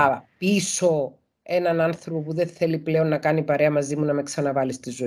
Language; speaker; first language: Greek; native; Greek